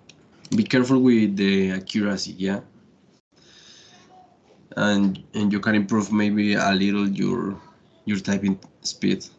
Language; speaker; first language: English; non-native, fluent; Spanish